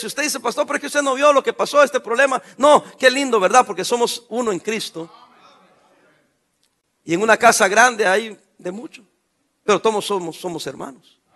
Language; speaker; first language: Spanish; native; Spanish